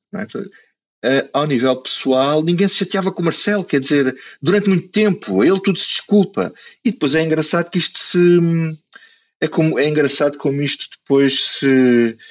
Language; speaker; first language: Portuguese; native; Portuguese